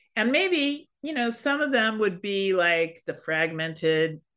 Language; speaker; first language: English; native; English